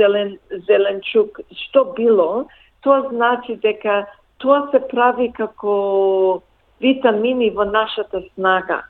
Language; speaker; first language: Macedonian; early bilingual, heritage; Macedonian